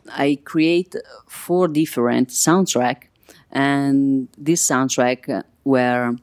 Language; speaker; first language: English; non-native, fluent; Italian